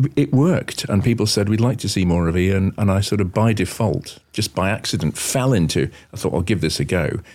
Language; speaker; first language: English; native; English